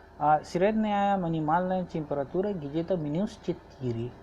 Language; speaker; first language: Russian; non-native, fluent; Hindi